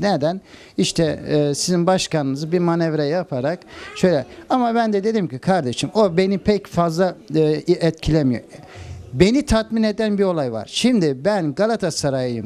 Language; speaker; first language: Turkish; native; Turkish